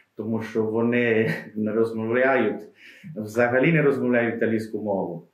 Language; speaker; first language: Ukrainian; non-native, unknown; Italian